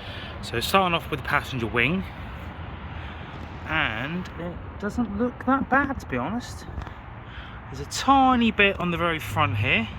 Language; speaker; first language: English; native; English